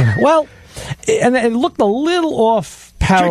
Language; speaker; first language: English; native; English